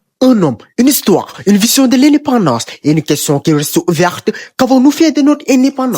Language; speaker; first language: French; non-native, local second language; Wolof